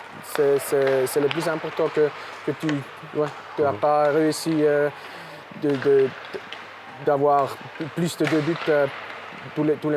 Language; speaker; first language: French; non-native, local second language; German